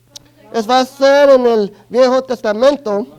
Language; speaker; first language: Spanish; early bilingual, other home language; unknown